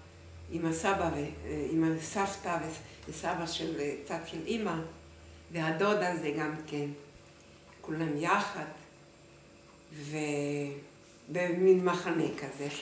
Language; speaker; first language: Hebrew; non-native, fluent; Hungarian